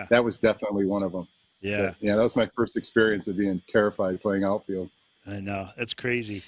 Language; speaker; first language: English; native; English